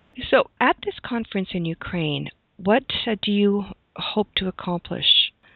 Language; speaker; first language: English; early bilingual, other home language; Ukrainian